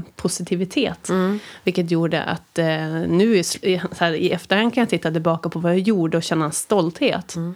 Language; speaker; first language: Swedish; native; Swedish